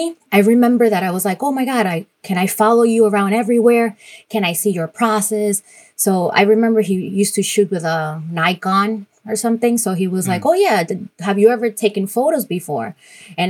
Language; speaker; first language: English; non-native, fluent; Spanish